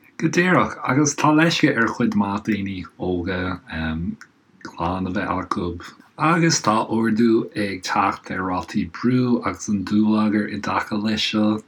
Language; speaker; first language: Irish; non-native, local second language; English